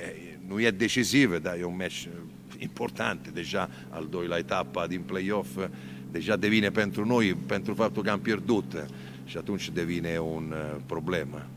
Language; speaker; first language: Romanian; non-native, learner; Italian